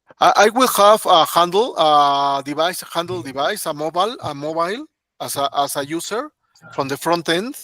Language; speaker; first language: English; non-native, learner; Spanish